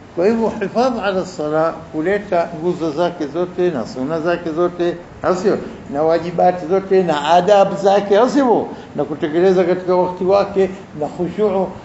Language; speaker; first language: Swahili; native; Swahili